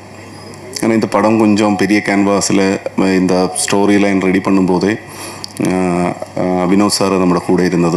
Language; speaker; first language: Tamil; non-native, learner; Malayalam